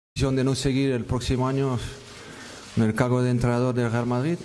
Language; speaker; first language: Spanish; non-native, fluent; French